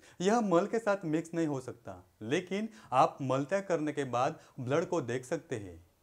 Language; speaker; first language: Hindi; non-native, local second language; Marathi